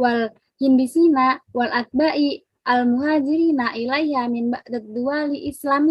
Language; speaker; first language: Arabic; non-native, learner; Indonesian